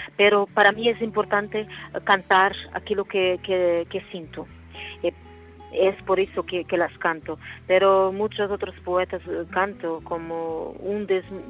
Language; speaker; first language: Spanish; non-native, learner; Portuguese